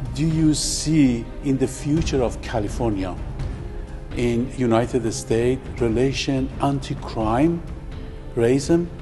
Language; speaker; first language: English; non-native, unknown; Persian